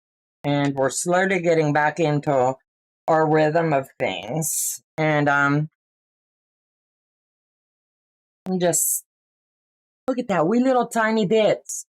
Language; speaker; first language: English; native; English